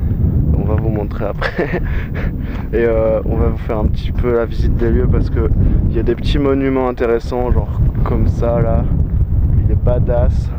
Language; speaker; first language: French; native; French